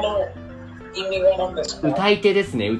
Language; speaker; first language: Japanese; non-native, learner; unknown